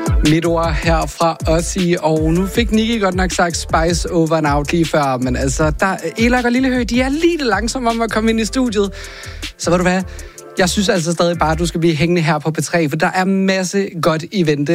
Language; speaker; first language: Danish; native; Danish